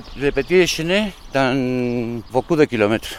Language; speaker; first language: French; non-native, learner; Basque